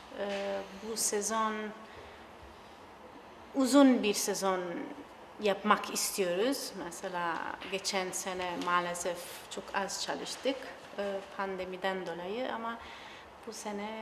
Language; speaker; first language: Turkish; non-native, learner; Italian